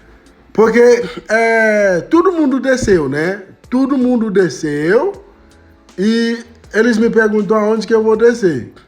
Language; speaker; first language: Portuguese; non-native, fluent; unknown